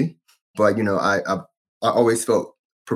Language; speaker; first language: English; native; English